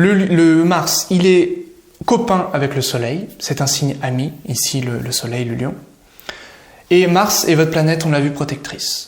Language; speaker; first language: French; native; French